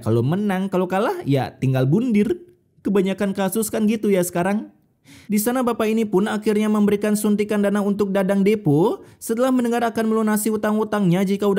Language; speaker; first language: Indonesian; native; Indonesian